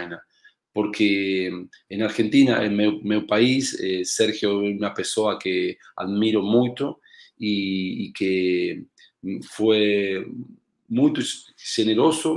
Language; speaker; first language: Portuguese; non-native, learner; Spanish